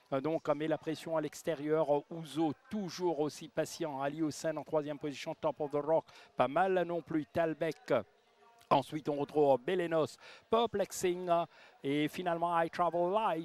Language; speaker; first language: French; non-native, local second language; Morisyen